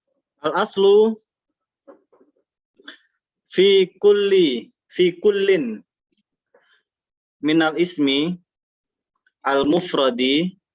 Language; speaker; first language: Arabic; non-native, fluent; Indonesian